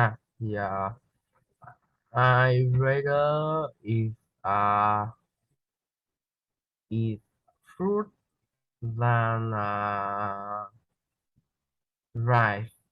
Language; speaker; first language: English; non-native, learner; Vietnamese